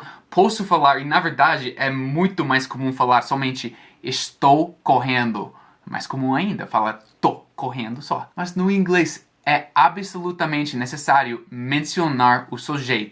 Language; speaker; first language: Portuguese; non-native, fluent; English